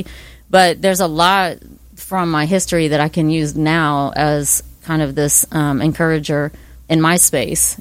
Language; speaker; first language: English; native; English